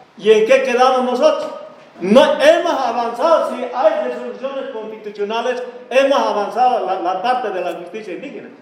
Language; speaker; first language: Spanish; non-native, local second language; Quechua